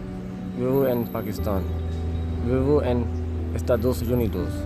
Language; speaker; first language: Spanish; non-native, learner; Urdu